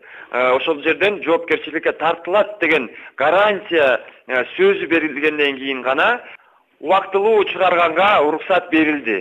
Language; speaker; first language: Kyrgyz; native; Kyrgyz